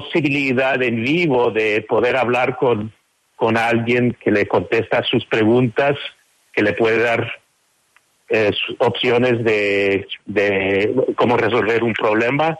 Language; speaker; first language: Spanish; non-native, fluent; English